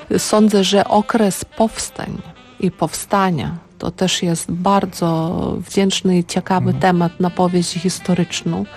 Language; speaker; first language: Polish; non-native, fluent; Lithuanian